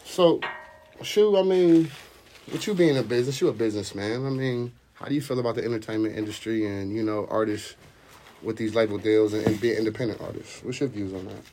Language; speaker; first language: English; native; English